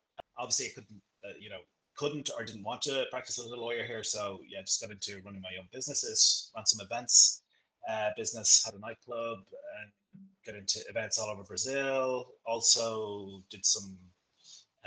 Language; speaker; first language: English; native; English